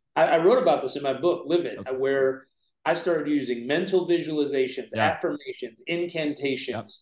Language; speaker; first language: English; native; English